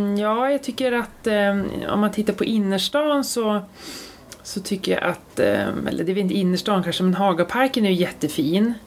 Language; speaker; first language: Swedish; native; Swedish